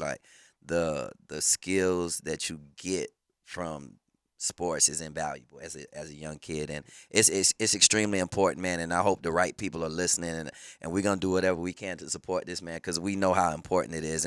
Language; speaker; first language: English; native; English